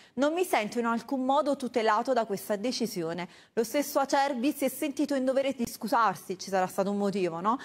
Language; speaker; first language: Italian; native; Italian